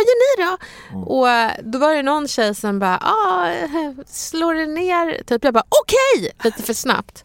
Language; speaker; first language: Swedish; early bilingual, other home language; Bangla